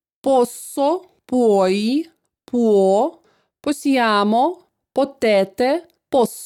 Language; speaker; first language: Italian; non-native, fluent; Russian